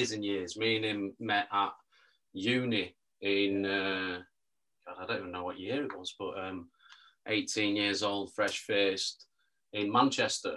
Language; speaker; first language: English; native; English